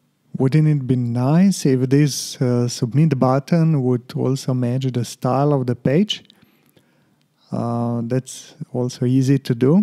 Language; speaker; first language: English; non-native, fluent; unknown